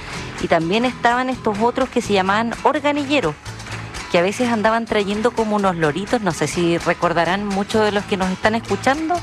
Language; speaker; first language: Spanish; native; Spanish